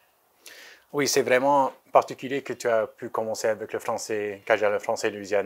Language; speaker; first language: French; native; French